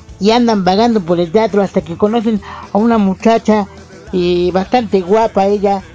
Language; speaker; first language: Spanish; native; Spanish